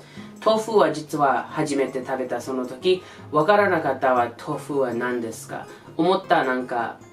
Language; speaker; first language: Japanese; non-native, learner; English